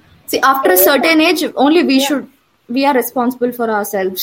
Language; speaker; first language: English; non-native, local second language; Telugu